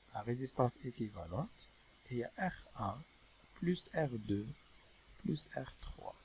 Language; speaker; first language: French; non-native, local second language; Arabic